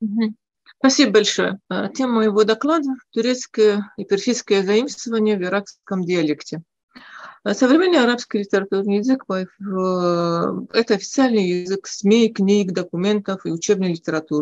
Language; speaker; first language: Russian; non-native, fluent; Arabic